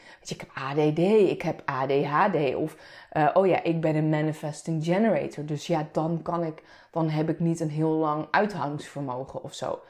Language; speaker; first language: Dutch; early bilingual, other home language; Turkish